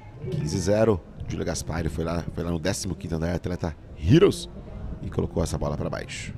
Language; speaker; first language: Portuguese; native; Portuguese